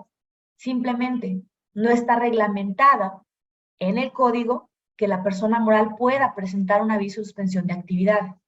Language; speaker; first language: Spanish; native; Spanish